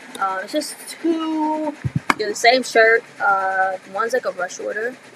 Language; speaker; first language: English; early bilingual, other home language; Spanish